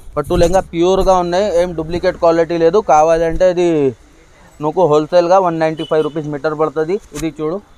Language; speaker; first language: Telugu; non-native, local second language; Urdu